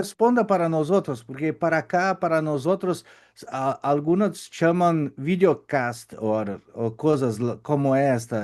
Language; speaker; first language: Spanish; non-native, fluent; Portuguese